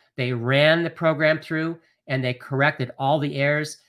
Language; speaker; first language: English; native; English